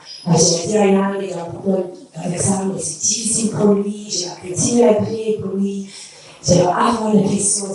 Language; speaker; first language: French; non-native, learner; English